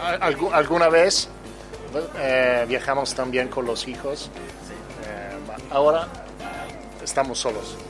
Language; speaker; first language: Portuguese; non-native, learner; Italian